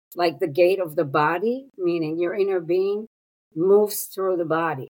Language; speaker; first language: English; non-native, fluent; Hebrew